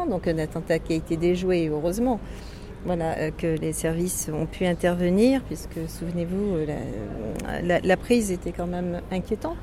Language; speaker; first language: French; native; French